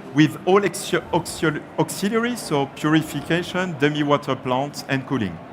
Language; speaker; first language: English; non-native, fluent; French